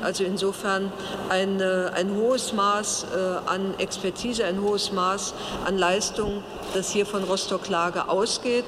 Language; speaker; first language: German; native; German